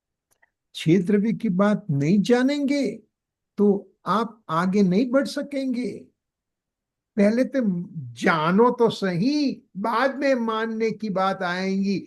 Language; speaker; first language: Hindi; non-native, local second language; Gujarati